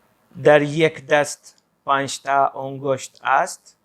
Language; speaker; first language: Persian; non-native, fluent; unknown